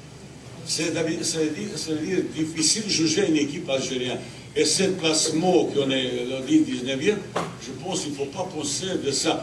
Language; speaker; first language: French; non-native, learner; Bosnian